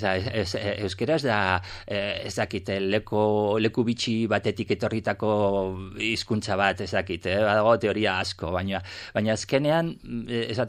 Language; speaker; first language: Basque; non-native, local second language; Spanish